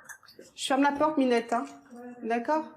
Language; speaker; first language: French; native; French